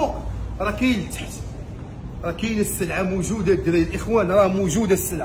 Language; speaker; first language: Arabic; native; Arabic